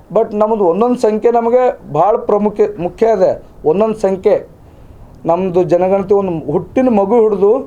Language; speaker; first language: Kannada; native; Kannada